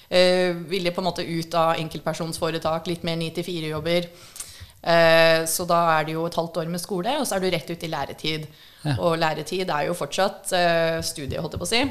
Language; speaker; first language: Norwegian; early bilingual, other home language; English